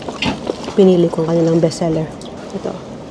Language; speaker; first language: Filipino; native; Filipino